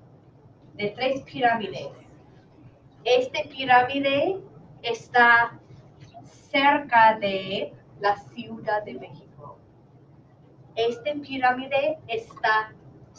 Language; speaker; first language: Spanish; non-native, fluent; English